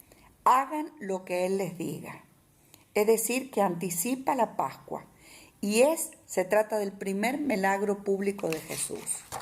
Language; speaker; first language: Spanish; native; Spanish